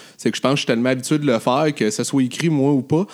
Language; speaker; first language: French; native; French